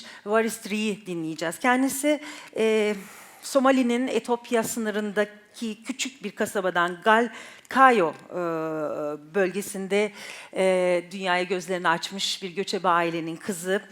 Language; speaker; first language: Turkish; native; Turkish